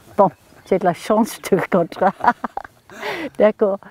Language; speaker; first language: French; non-native, learner; English